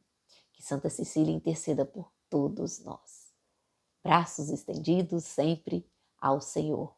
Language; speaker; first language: Portuguese; native; Portuguese